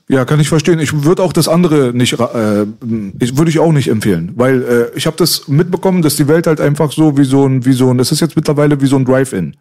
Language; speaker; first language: German; early bilingual, other home language; Persian